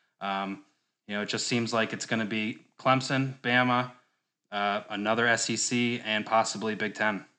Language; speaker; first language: English; native; English